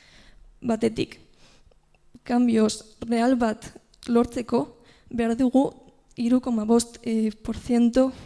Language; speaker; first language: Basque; non-native, local second language; Spanish